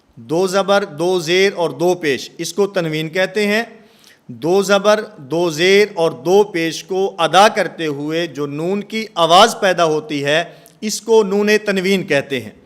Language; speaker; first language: Urdu; non-native, local second language; Punjabi